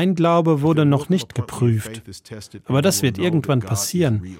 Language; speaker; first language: German; non-native, fluent; English